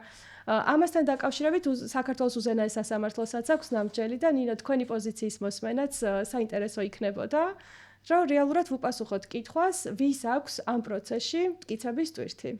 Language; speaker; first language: Georgian; native; Georgian